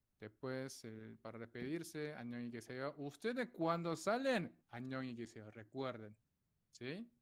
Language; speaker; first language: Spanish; non-native, fluent; Korean